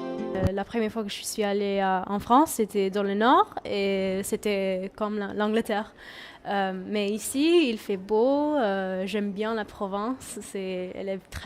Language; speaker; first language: French; non-native, learner; English